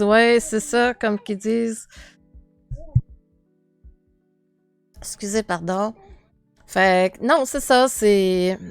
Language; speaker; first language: French; native; French